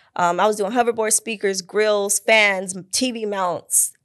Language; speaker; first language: English; native; English